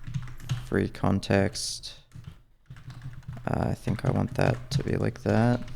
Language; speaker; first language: English; native; English